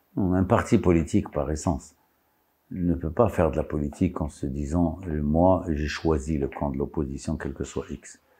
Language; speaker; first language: French; non-native, local second language; Arabic